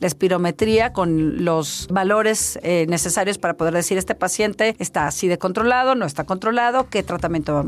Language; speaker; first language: Spanish; native; Spanish